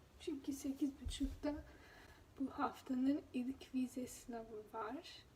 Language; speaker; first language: Turkish; non-native, fluent; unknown